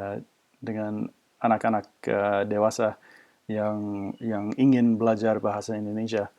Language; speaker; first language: Indonesian; non-native, fluent; English